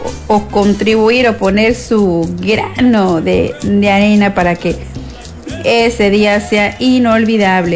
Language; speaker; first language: Spanish; native; Spanish